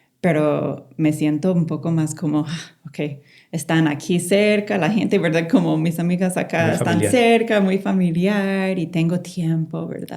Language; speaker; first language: Spanish; non-native, fluent; English